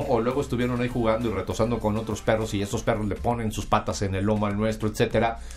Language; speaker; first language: Spanish; native; Spanish